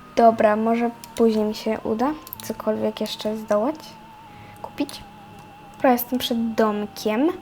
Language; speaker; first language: Polish; native; Polish